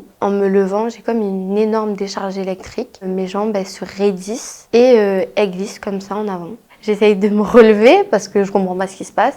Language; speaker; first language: French; native; French